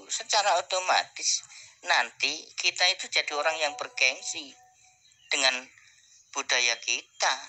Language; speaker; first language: Indonesian; non-native, local second language; Javanese